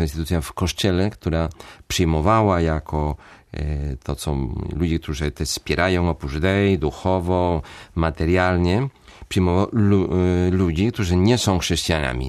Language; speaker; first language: Polish; non-native, fluent; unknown